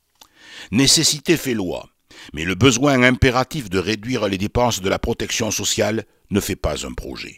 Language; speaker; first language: French; native; French